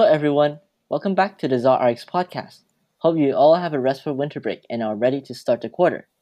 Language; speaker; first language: English; early bilingual, other home language; Cantonese